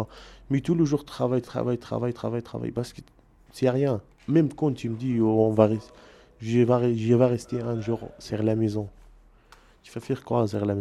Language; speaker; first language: French; non-native, learner; Arabic